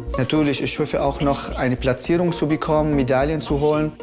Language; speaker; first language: German; non-native, learner; Arabic